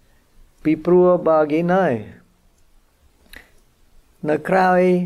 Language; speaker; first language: Khmer; non-native, fluent; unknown